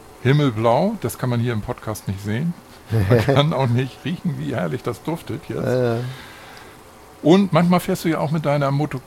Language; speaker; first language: German; native; German